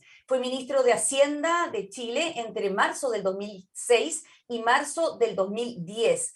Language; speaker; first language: Spanish; native; Spanish